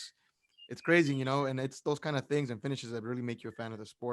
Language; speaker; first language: English; native; English